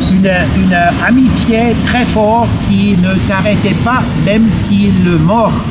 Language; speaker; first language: French; non-native, learner; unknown